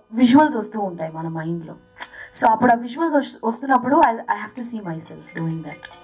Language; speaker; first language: Telugu; early bilingual, heritage; Telugu